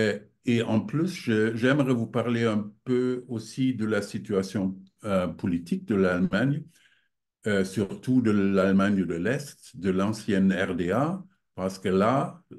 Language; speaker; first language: French; non-native, fluent; German